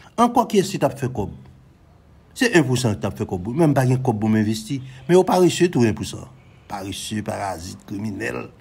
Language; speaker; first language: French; non-native, local second language; Haitian Creole